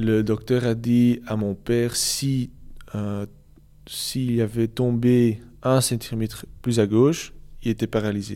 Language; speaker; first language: French; non-native, local second language; Dutch